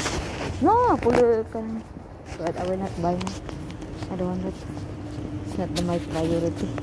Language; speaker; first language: French; non-native, learner; Cebuano